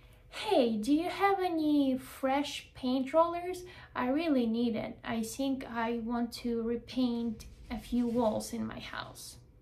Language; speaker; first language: English; non-native, fluent; Ukrainian